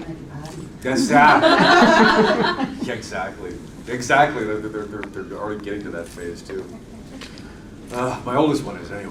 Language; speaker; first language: English; native; English